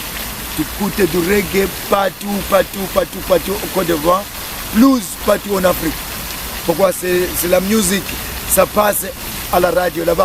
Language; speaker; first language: French; non-native, learner; English